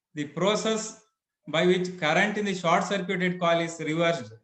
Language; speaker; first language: English; non-native, local second language; Kannada